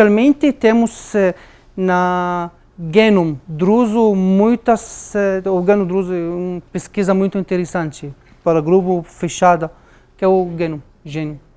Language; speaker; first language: Portuguese; non-native, fluent; Arabic